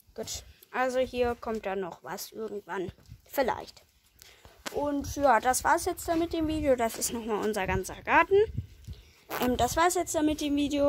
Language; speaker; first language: German; native; German